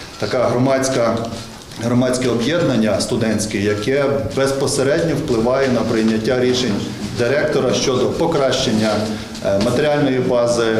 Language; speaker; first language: Ukrainian; native; Ukrainian